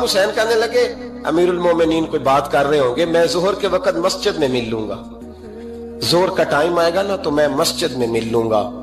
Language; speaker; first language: Urdu; native; Urdu